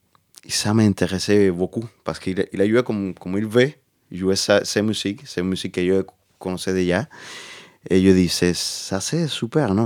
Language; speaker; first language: French; non-native, learner; Spanish